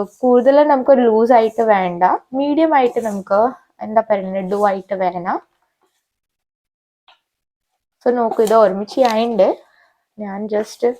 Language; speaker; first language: Malayalam; non-native, local second language; Hindi